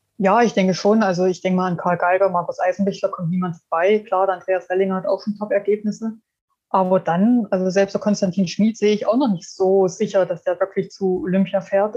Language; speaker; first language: German; native; German